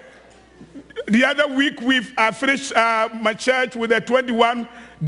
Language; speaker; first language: English; non-native, local second language; Akan